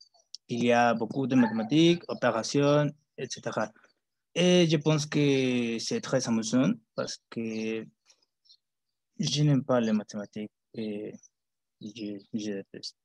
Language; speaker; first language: French; non-native, learner; Spanish